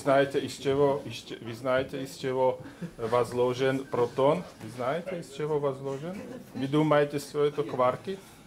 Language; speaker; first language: Russian; non-native, learner; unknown